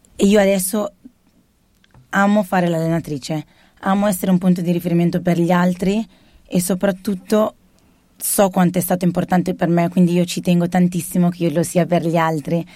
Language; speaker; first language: Italian; early bilingual, other home language; Arabic